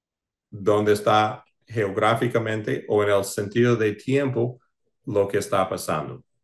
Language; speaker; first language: Spanish; non-native, fluent; English